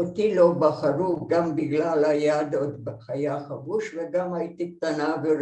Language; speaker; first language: Hebrew; non-native, fluent; Hungarian